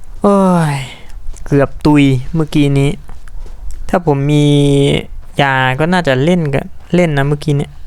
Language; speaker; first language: Thai; native; Thai